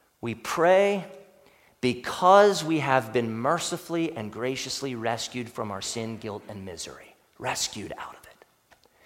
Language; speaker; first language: English; native; English